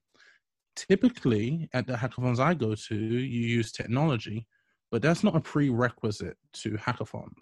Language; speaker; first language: English; native; English